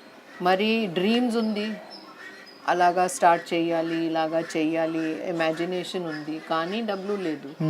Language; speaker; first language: Telugu; non-native, fluent; Hindi